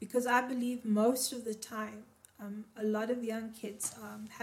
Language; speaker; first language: English; native; English